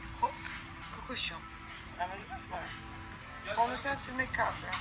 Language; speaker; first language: Turkish; native; Turkish